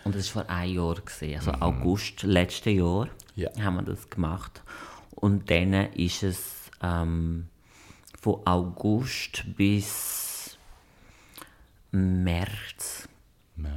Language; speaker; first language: German; non-native, fluent; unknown